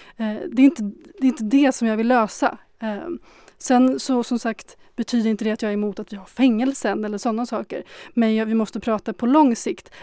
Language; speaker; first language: Swedish; early bilingual, other home language; Arabic